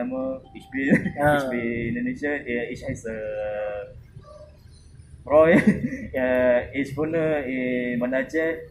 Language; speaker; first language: German; non-native, learner; Indonesian